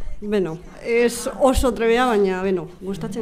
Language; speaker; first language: Basque; non-native, learner; Spanish